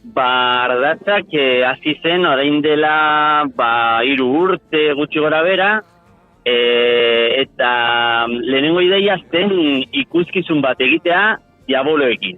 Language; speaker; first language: Basque; non-native, local second language; Spanish